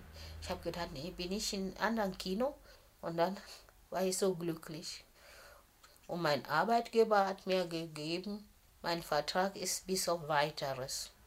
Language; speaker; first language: German; non-native, fluent; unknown